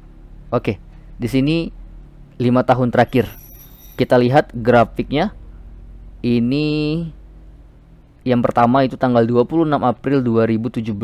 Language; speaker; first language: Indonesian; native; Indonesian